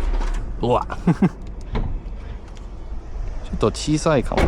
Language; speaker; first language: Japanese; non-native, learner; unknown